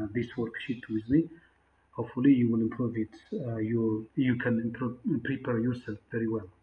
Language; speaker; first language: English; non-native, local second language; Amharic